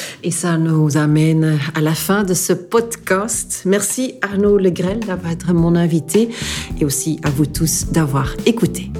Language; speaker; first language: French; non-native, fluent; Dutch